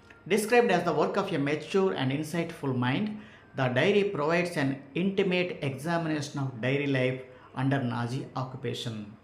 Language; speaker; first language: English; non-native, local second language; Telugu